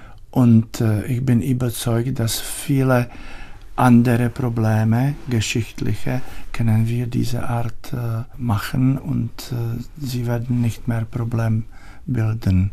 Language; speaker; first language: German; non-native, learner; Czech